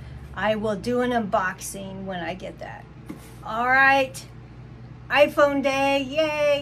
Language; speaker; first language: English; native; English